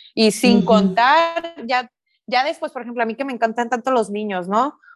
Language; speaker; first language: Spanish; native; Spanish